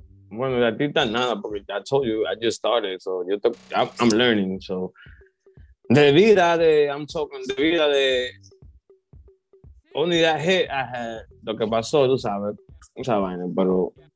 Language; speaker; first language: English; early bilingual, other home language; Spanish